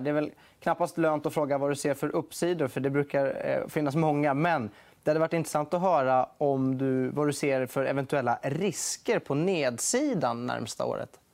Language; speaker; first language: Swedish; native; Swedish